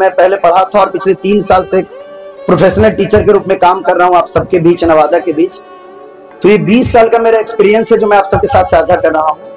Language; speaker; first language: Hindi; native; Hindi